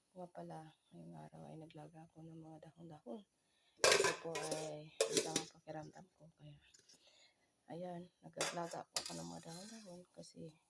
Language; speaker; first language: Filipino; non-native, local second language; Cebuano